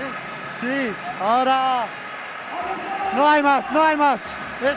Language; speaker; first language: Spanish; non-native, fluent; Croatian